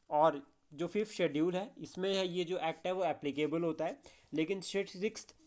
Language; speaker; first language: Hindi; native; Hindi